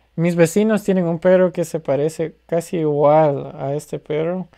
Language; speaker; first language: Spanish; non-native, learner; English